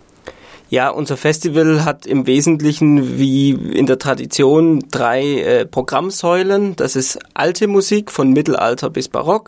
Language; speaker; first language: German; native; German